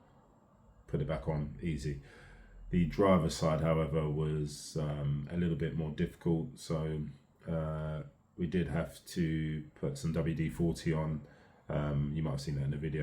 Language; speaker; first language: English; native; English